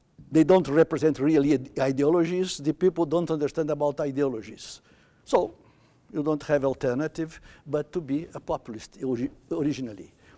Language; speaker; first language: English; non-native, fluent; Portuguese